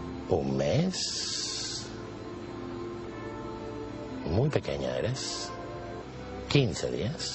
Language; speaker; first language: Spanish; native; Spanish